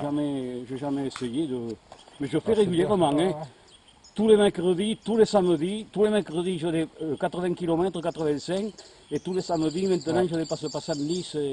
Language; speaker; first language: French; native; French